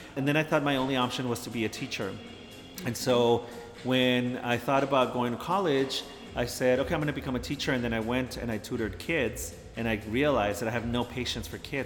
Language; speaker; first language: English; early bilingual, other home language; Spanish